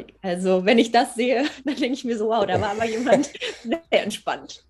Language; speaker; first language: German; native; German